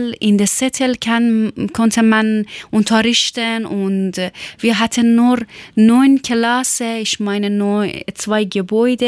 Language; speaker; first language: German; non-native, learner; Persian